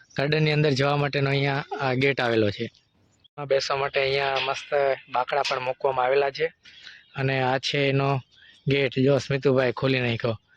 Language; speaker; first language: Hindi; non-native, local second language; Gujarati